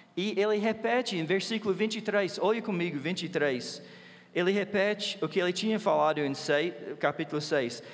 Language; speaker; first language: Portuguese; non-native, fluent; English